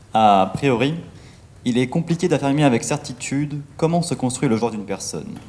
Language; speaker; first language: French; native; French